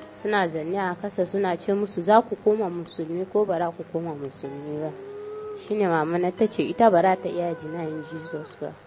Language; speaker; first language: Hausa; non-native, local second language; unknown